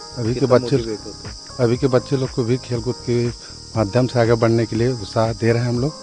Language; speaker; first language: Hindi; non-native, local second language; Chhattisgarhi